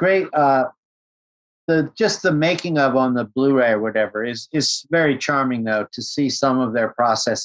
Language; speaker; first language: English; native; English